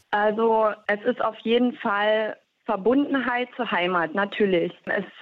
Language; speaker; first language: German; native; German